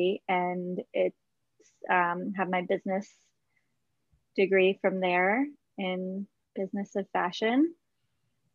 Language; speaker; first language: English; native; English